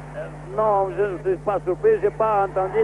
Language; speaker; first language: French; non-native, fluent; Portuguese